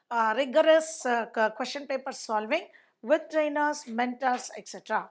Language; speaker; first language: English; non-native, local second language; Tamil